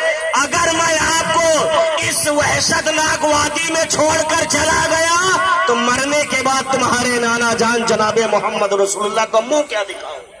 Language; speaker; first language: Urdu; native; Urdu